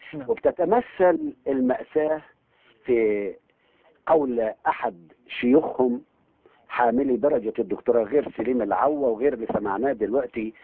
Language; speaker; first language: Arabic; native; Arabic